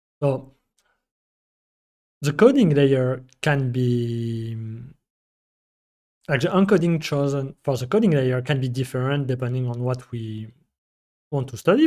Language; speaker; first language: English; non-native, fluent; French